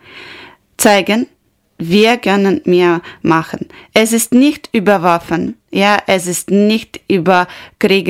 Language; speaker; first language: German; non-native, learner; Ukrainian